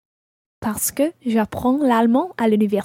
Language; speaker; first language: French; non-native, learner; English